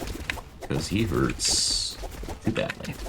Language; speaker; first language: English; non-native, fluent; German